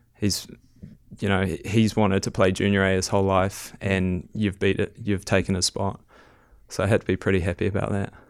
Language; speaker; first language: English; native; English